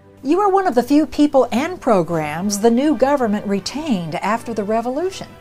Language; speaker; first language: English; native; English